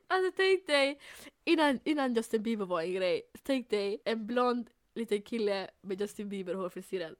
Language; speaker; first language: Swedish; early bilingual, other home language; Somali